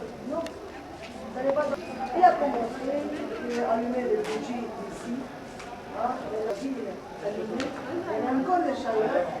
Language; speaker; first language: French; non-native, fluent; Hindi